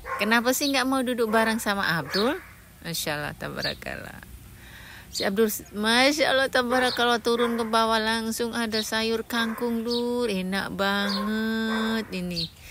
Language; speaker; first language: Indonesian; non-native, local second language; Javanese